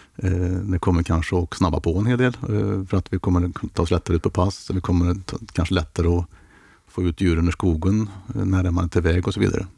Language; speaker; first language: Swedish; native; Swedish